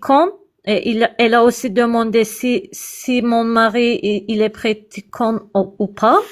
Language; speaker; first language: French; non-native, learner; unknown